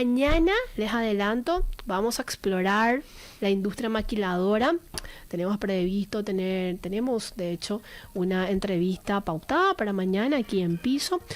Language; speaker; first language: Spanish; native; Spanish